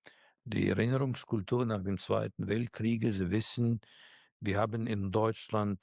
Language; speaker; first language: German; non-native, fluent; Russian